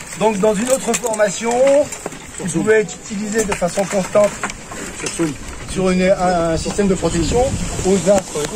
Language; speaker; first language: French; native; French